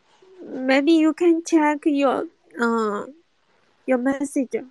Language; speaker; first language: English; non-native, learner; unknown